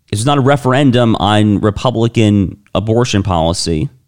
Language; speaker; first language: English; native; English